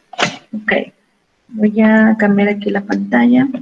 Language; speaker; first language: Spanish; native; Spanish